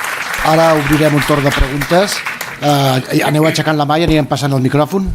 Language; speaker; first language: Catalan; native; Catalan